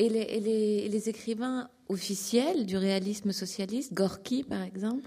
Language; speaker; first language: French; native; French